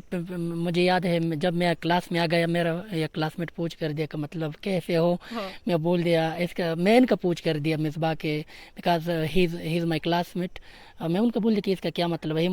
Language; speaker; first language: Hindi; non-native, learner; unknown